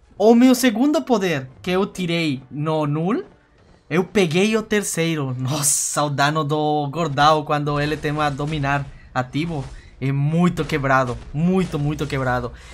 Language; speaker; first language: Portuguese; non-native, fluent; Spanish